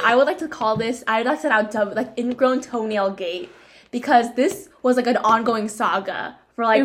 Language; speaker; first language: English; early bilingual, other home language; Vietnamese